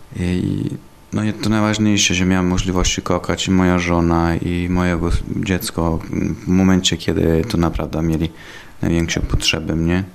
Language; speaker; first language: Polish; non-native, learner; Italian